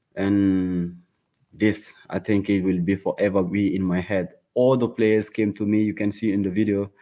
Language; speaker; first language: English; non-native, learner; Wolof